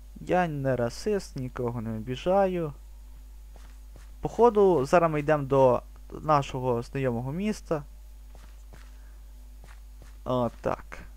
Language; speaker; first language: Ukrainian; native; Ukrainian